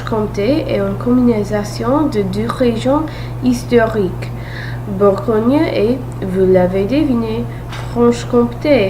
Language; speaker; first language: French; non-native, learner; English